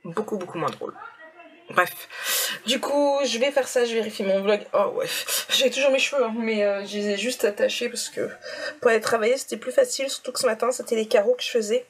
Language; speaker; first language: French; native; French